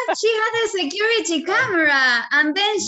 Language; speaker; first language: English; non-native, learner; Spanish